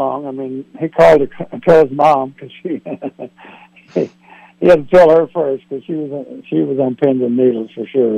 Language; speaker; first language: English; native; English